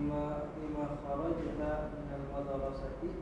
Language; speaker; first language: Arabic; non-native, learner; Indonesian